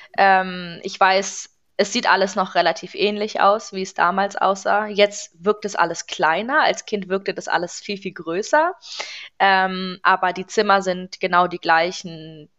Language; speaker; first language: German; early bilingual, other home language; Persian